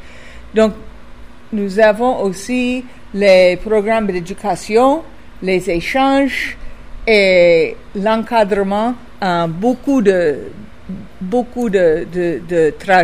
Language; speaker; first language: French; non-native, fluent; English